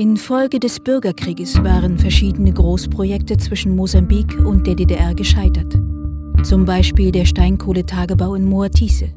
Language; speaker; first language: German; native; German